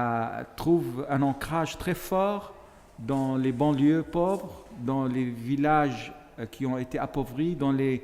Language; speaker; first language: French; non-native, fluent; Arabic